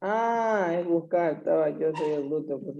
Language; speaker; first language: Spanish; native; Spanish